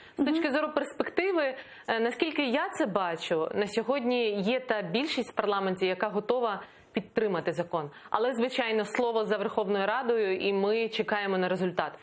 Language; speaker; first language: Ukrainian; native; Ukrainian